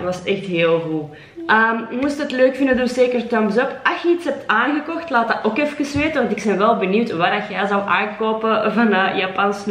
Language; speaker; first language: Dutch; native; Dutch